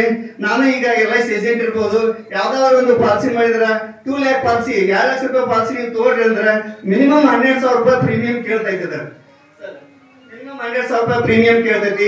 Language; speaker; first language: Kannada; native; Kannada